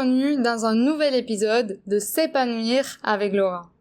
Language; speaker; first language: French; non-native, fluent; Spanish